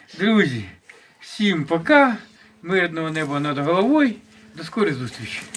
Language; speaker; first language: Ukrainian; native; Ukrainian